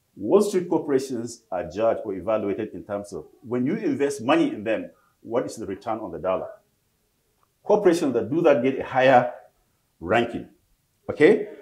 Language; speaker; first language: English; non-native, local second language; Hausa